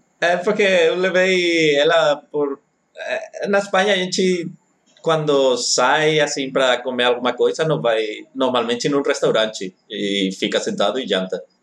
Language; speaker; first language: Portuguese; non-native, fluent; Spanish